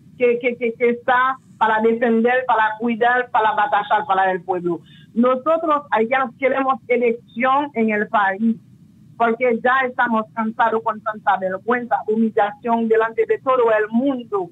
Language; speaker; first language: Spanish; non-native, local second language; Haitian Creole